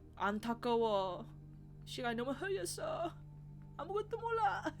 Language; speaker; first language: Korean; early bilingual, heritage; Korean